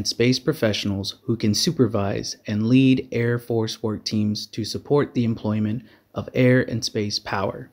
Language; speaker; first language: English; native; English